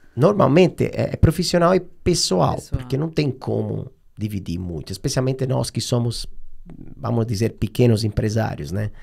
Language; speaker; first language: Portuguese; non-native, fluent; Italian